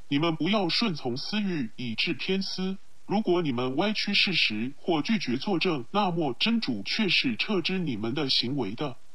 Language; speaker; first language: Chinese; non-native, local second language; Cantonese